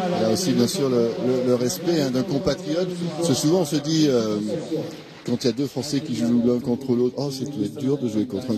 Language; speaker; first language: French; native; French